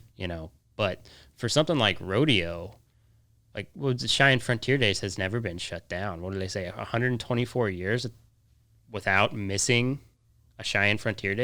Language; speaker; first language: English; native; English